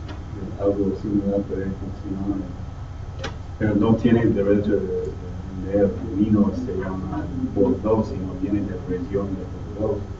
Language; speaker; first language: Spanish; non-native, fluent; English